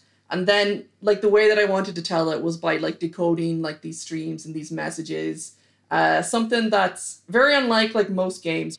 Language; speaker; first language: English; native; English